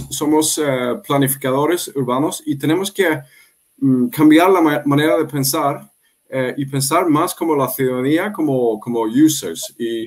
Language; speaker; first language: Spanish; non-native, fluent; Swedish